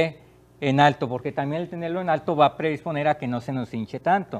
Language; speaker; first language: Spanish; native; Spanish